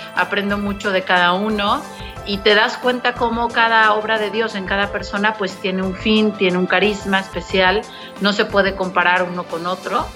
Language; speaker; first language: Spanish; native; Spanish